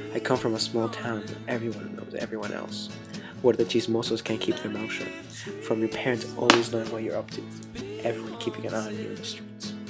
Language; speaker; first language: English; non-native, fluent; Spanish